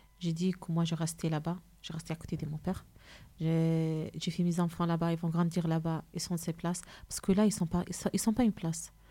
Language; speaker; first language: French; non-native, local second language; Arabic